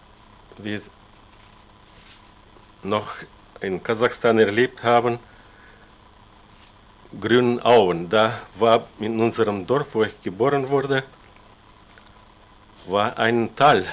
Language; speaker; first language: German; non-native, fluent; Russian